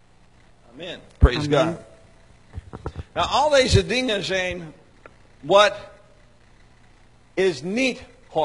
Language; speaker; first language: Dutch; non-native, learner; English